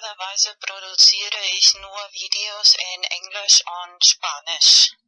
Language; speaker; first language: German; non-native, fluent; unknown